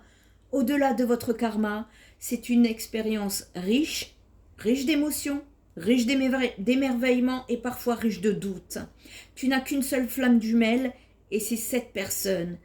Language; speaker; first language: French; native; French